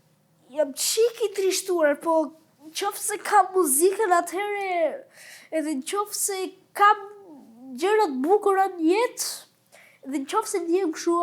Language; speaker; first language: Albanian; early bilingual, heritage; Albanian